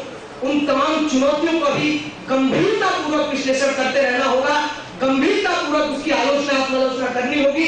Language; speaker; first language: Hindi; native; Hindi